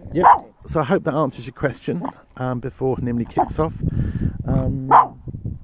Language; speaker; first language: English; native; English